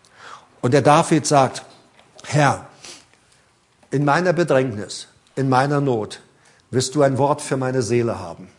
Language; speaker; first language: German; native; German